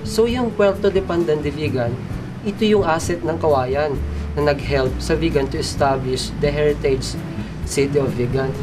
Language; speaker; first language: Filipino; non-native, local second language; Iloko